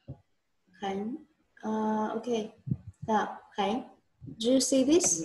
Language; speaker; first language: English; non-native, learner; Vietnamese